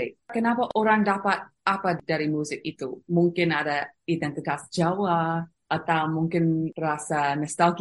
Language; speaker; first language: Indonesian; non-native, fluent; English